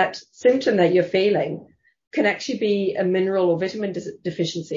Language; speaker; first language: English; native; English